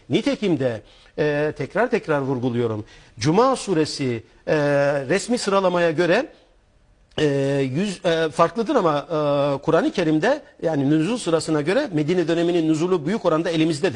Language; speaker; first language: Turkish; native; Turkish